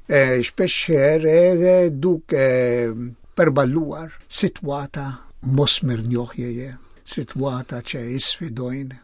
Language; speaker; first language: Albanian; non-native, fluent; Maltese